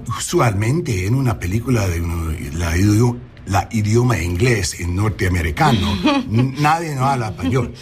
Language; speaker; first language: Spanish; early bilingual, heritage; English